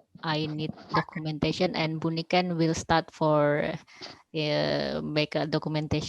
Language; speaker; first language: English; non-native, learner; Indonesian